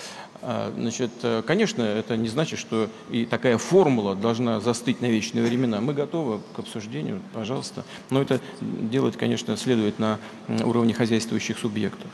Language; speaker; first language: Russian; native; Russian